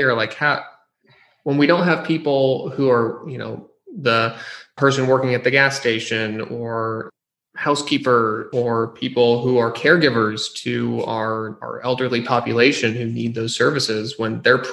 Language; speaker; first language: English; native; English